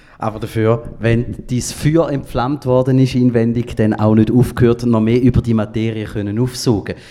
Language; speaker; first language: German; native; German